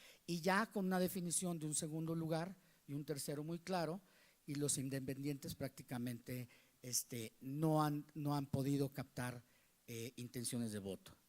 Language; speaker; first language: Spanish; native; Spanish